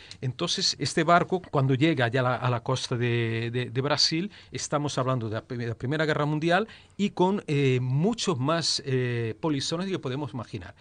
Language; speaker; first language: Spanish; early bilingual, heritage; Spanish